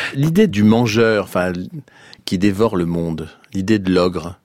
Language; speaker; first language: French; native; French